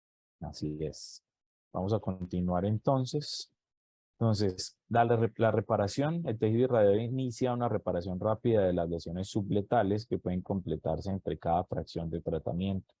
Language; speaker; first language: Spanish; native; Spanish